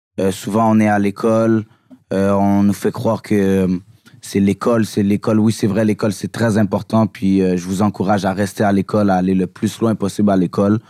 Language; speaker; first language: French; native; French